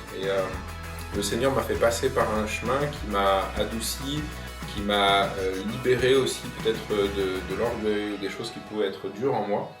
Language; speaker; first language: French; native; French